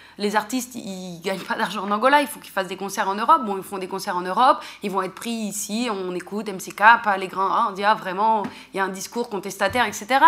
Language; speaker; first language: French; native; French